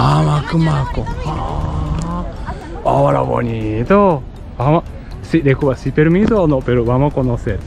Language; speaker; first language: Spanish; non-native, learner; Japanese